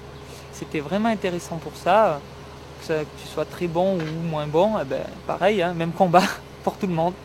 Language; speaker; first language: French; native; French